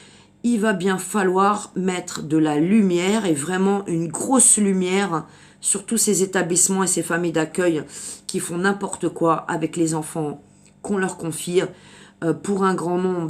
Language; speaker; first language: French; native; French